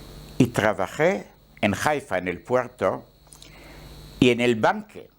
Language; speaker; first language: Spanish; non-native, learner; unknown